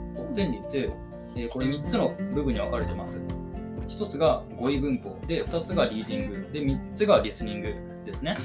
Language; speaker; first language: Japanese; native; Japanese